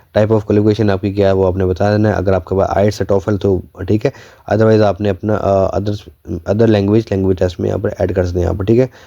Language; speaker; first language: Urdu; non-native, local second language; Punjabi